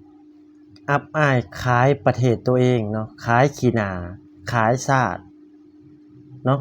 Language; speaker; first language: Thai; non-native, local second language; Northeastern Thai